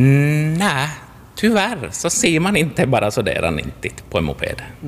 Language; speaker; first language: Swedish; native; Swedish